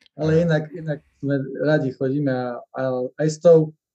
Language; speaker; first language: Slovak; native; Slovak